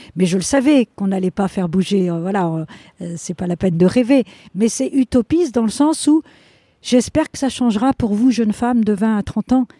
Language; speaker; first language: French; non-native, fluent; Spanish